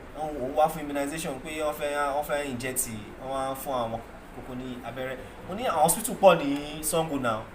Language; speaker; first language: Yoruba; non-native, local second language; Igbo